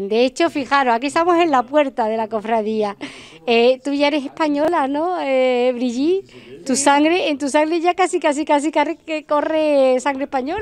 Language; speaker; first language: Spanish; native; Spanish